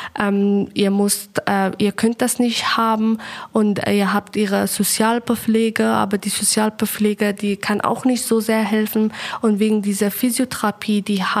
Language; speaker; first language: German; non-native, fluent; Persian